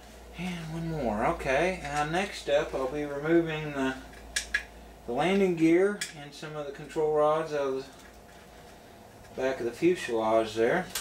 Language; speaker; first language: English; native; English